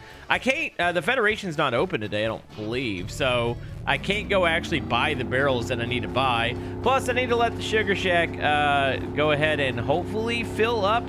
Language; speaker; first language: English; native; English